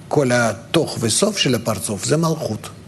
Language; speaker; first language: Hebrew; non-native, fluent; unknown